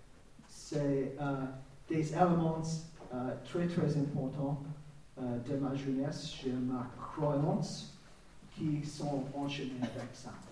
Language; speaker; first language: French; non-native, learner; English